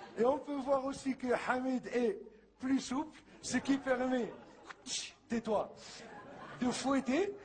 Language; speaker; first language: French; early bilingual, other home language; Arabic